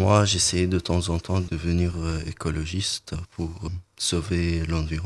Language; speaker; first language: French; non-native, learner; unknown